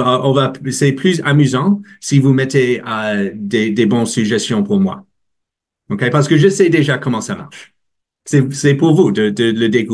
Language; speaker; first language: French; non-native, learner; English